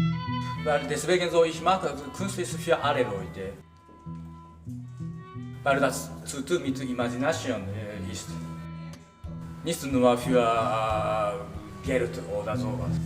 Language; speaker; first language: German; non-native, learner; Japanese